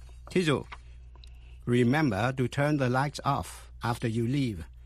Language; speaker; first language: English; non-native, fluent; Vietnamese